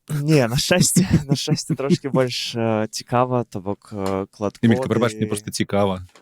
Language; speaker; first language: Belarusian; non-native, local second language; Russian